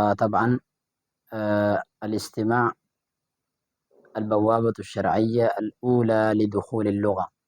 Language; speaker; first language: Arabic; non-native, fluent; Urdu